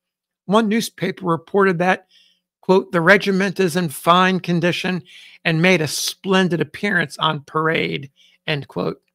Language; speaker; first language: English; native; English